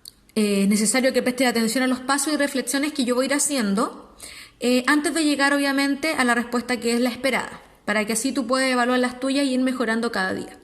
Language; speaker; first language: Spanish; native; Spanish